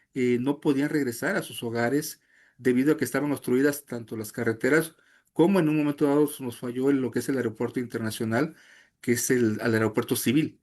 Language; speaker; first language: Spanish; native; Spanish